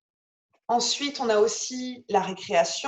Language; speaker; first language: French; native; French